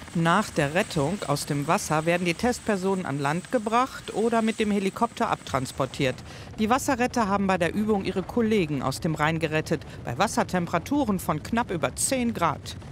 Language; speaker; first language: German; native; German